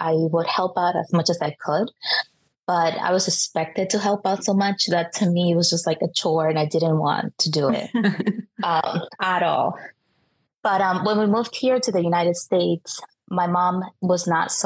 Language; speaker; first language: English; non-native, fluent; Spanish